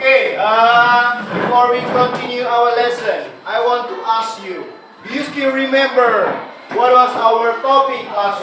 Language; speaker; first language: English; non-native, fluent; Indonesian